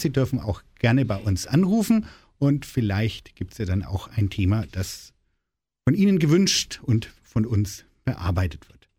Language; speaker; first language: German; native; German